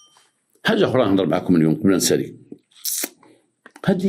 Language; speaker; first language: Arabic; native; Arabic